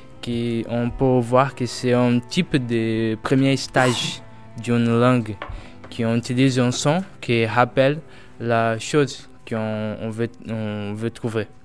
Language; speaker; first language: French; non-native, learner; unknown